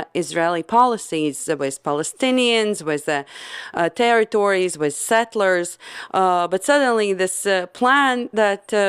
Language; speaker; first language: English; non-native, fluent; Latvian